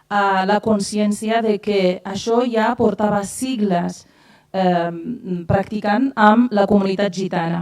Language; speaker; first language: Catalan; non-native, fluent; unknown